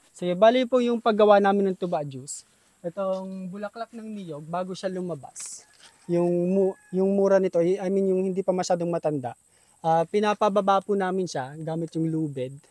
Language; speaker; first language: Filipino; non-native, local second language; Bikol